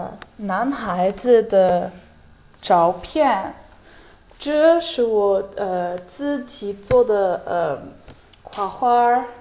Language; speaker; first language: Chinese; non-native, fluent; Dutch